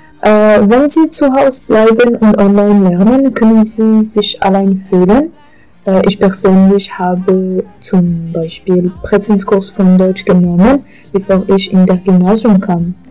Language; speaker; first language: German; non-native, learner; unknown